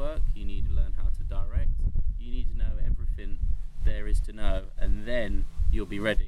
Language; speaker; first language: English; native; English